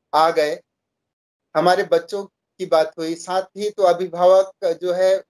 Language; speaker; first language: Hindi; native; Hindi